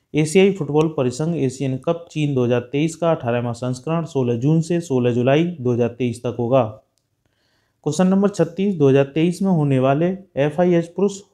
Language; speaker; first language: Hindi; native; Hindi